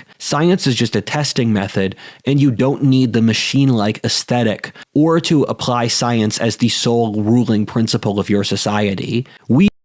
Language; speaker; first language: English; native; English